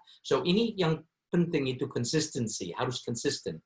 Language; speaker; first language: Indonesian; non-native, fluent; English